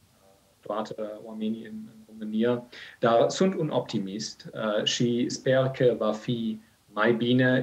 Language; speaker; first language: Romanian; non-native, learner; German